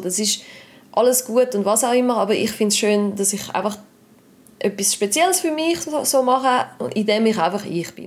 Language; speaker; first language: German; native; German